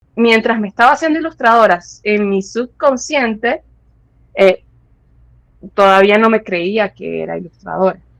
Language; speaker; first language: Spanish; native; Spanish